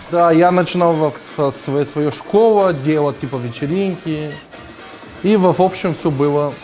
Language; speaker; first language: Russian; non-native, learner; Bulgarian